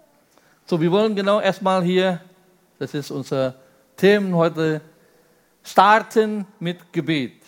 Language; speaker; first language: German; non-native, fluent; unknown